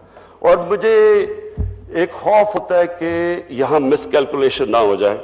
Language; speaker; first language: Urdu; native; Urdu